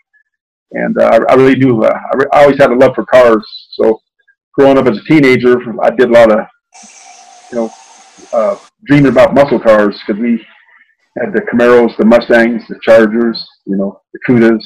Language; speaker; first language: English; native; English